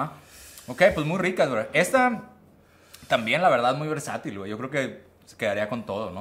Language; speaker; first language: Spanish; native; Spanish